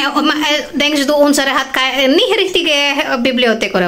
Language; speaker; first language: German; non-native, learner; Indonesian